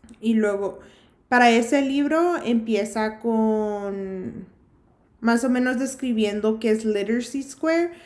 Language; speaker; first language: Spanish; early bilingual, heritage; Spanish